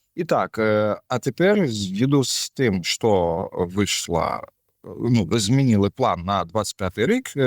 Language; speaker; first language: Ukrainian; non-native, local second language; Russian